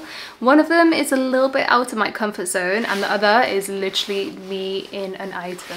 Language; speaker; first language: English; native; English